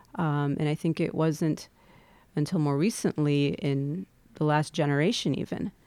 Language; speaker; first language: English; native; English